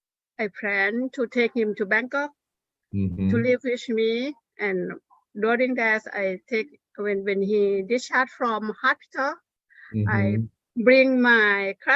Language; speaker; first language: English; non-native, learner; Thai